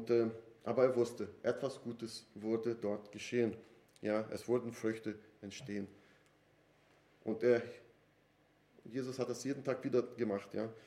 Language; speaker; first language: German; non-native, fluent; Portuguese